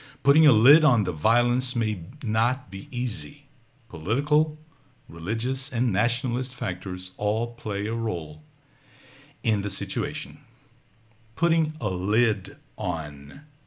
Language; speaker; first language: English; non-native, fluent; Portuguese